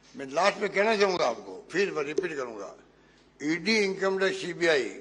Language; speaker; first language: Hindi; native; Hindi